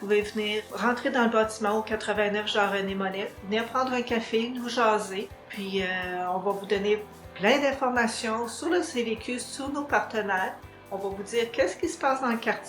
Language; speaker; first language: French; native; French